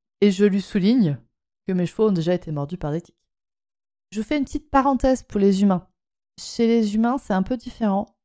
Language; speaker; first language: French; native; French